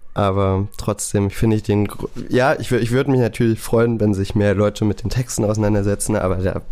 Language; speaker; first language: German; native; German